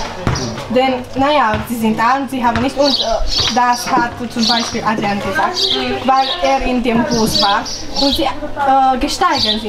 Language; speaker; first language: German; non-native, fluent; Romanian